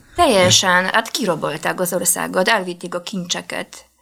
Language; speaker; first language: Hungarian; non-native, fluent; Polish